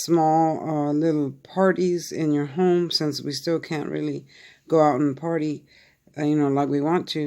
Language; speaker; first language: English; native; English